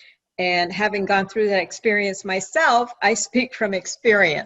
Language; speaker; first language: English; native; English